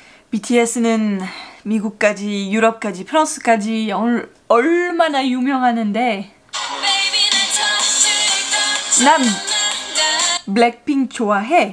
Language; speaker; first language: Korean; non-native, fluent; French